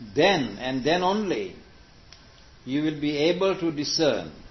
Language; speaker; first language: English; non-native, local second language; Gujarati